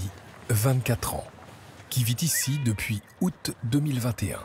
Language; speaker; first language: French; native; French